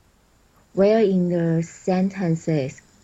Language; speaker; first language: English; non-native, learner; Chinese